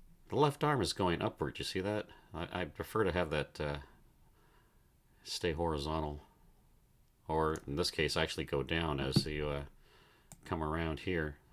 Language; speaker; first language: English; native; English